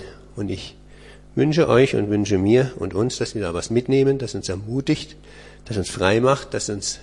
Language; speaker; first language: German; native; German